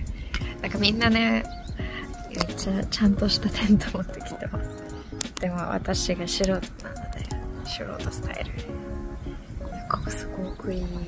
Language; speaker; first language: Japanese; non-native, fluent; English